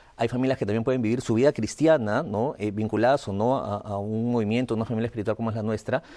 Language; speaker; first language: Spanish; native; Spanish